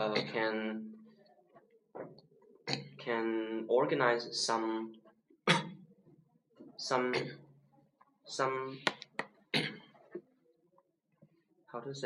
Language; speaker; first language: English; non-native, learner; Chinese